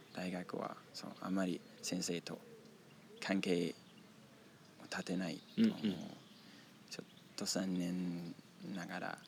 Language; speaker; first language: Japanese; non-native, learner; Danish